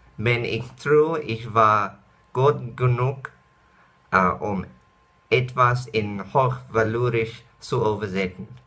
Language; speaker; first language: German; non-native, learner; Dutch